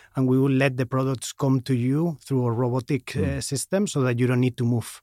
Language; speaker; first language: English; non-native, fluent; Spanish